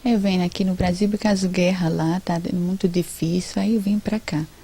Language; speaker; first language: Portuguese; non-native, learner; Arabic